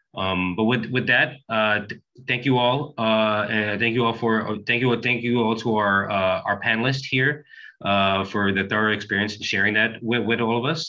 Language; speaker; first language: English; native; English